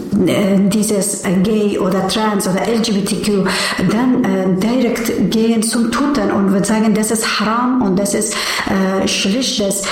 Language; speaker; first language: German; non-native, learner; Persian